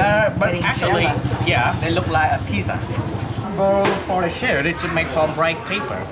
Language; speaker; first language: English; non-native, fluent; Vietnamese